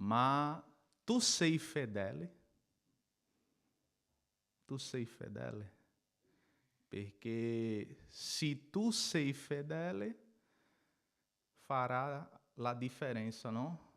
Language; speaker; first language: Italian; non-native, learner; Portuguese